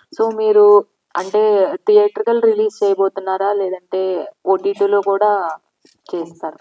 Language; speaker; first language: Telugu; native; Telugu